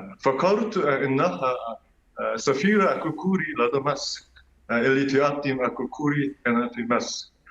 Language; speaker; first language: Egyptian Arabic; non-native, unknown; Korean